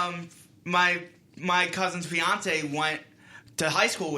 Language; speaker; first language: English; native; English